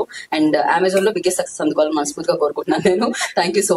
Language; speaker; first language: Telugu; native; Telugu